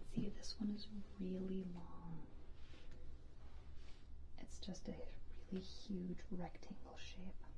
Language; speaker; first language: English; native; English